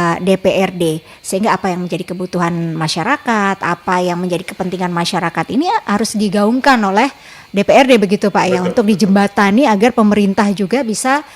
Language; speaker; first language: Indonesian; native; Indonesian